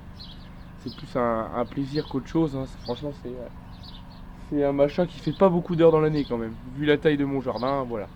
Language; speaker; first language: French; native; French